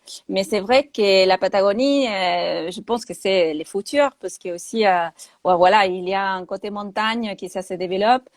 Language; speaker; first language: French; non-native, fluent; Spanish